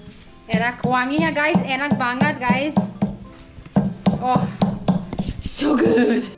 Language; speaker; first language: Indonesian; non-native, learner; Serbian